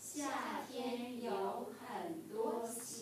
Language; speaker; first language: Chinese; non-native, learner; English